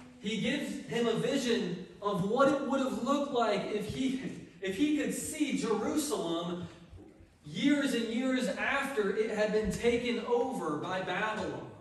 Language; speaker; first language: English; native; English